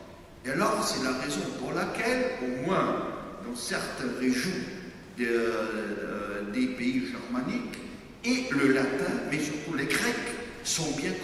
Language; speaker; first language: French; non-native, fluent; German